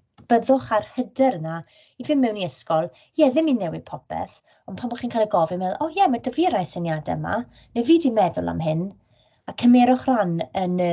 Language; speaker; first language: Welsh; native; Welsh